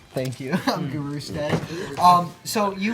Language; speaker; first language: English; native; English